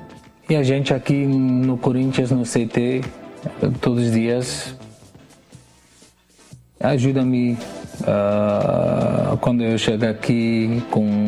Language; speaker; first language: Portuguese; non-native, learner; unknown